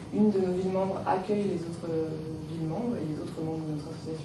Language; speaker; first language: French; native; French